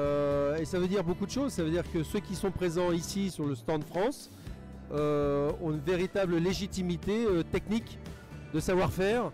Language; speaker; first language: French; native; French